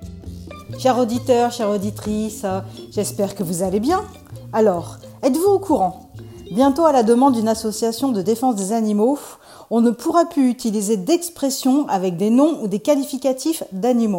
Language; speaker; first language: French; native; French